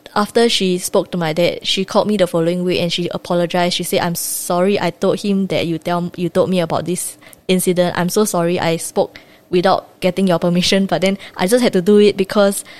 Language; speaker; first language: English; native; English